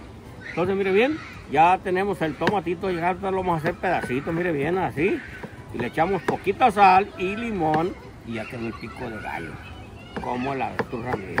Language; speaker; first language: Spanish; native; Spanish